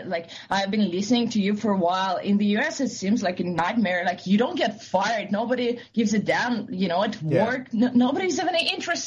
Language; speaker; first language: English; non-native, fluent; Russian